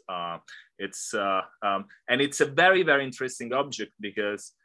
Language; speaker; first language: English; non-native, fluent; Italian